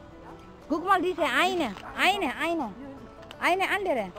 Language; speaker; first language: German; non-native, learner; Indonesian